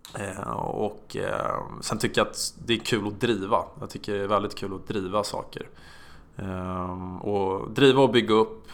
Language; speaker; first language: Swedish; native; Swedish